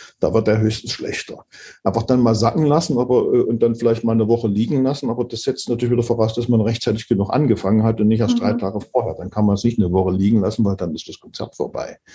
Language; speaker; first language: German; native; German